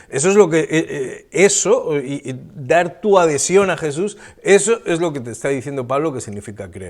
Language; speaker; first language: Spanish; native; Spanish